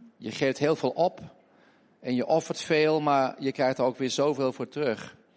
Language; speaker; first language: Dutch; native; Dutch